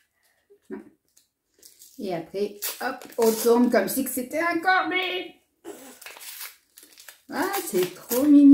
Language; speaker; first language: French; native; French